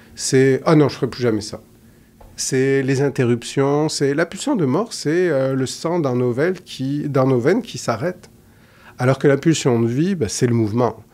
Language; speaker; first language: French; native; French